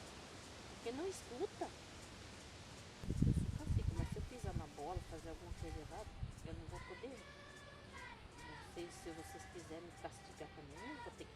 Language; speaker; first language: Portuguese; non-native, local second language; Guarani